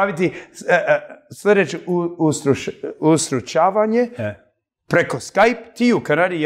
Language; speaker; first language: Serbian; early bilingual, heritage; English